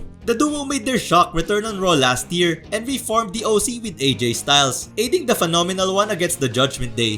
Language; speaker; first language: English; native; English